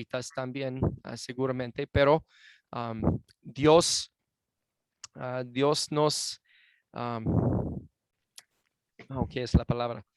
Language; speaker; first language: Spanish; non-native, fluent; English